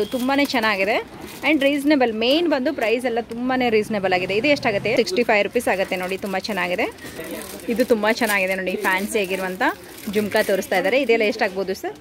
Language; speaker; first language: Kannada; native; Kannada